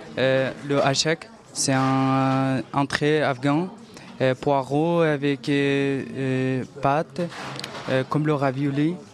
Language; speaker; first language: French; non-native, learner; Persian